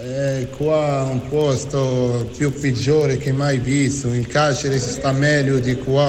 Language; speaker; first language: Italian; non-native, fluent; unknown